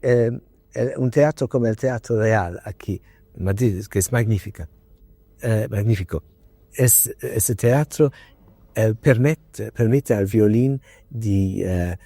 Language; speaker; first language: Spanish; non-native, learner; English